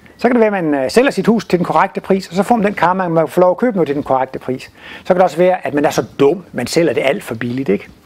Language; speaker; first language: Danish; native; Danish